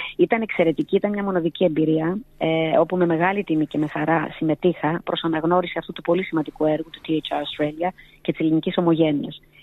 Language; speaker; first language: Greek; early bilingual, heritage; Greek